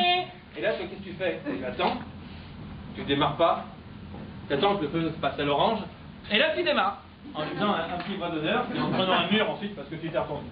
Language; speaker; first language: French; native; French